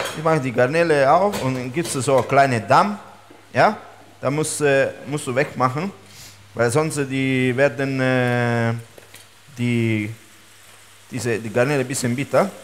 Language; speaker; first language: German; non-native, learner; Italian